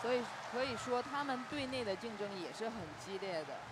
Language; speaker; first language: Chinese; native; Chinese